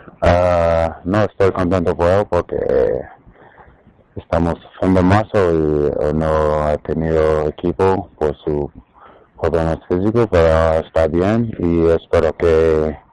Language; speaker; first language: Spanish; non-native, learner; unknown